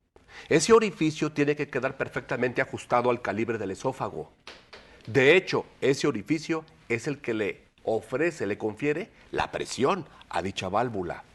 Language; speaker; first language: Spanish; native; Spanish